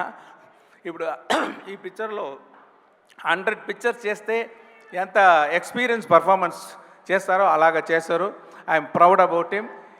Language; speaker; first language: Telugu; non-native, local second language; Tamil